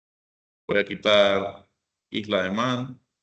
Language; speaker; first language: Spanish; native; Spanish